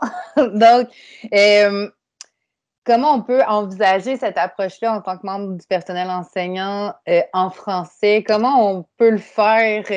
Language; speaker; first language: French; native; French